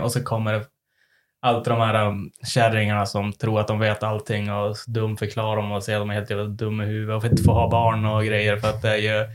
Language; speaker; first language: Swedish; native; Swedish